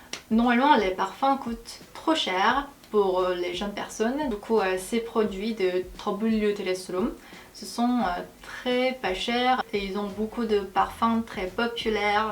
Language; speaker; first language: French; non-native, fluent; Korean